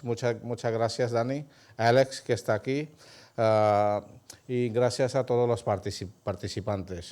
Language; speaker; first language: Spanish; non-native, fluent; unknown